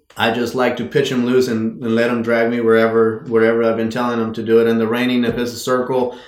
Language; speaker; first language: English; non-native, fluent; Spanish